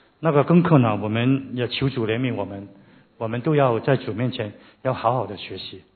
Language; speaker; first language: Chinese; non-native, local second language; Cantonese